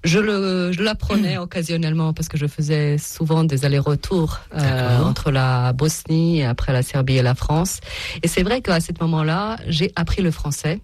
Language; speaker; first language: French; non-native, fluent; Serbian